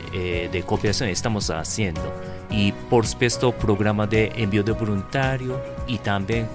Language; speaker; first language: Spanish; non-native, fluent; Japanese